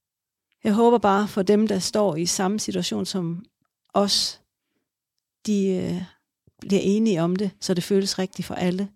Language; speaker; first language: Danish; native; Danish